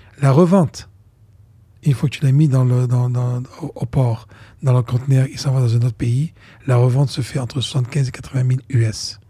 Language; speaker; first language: French; non-native, local second language; Arabic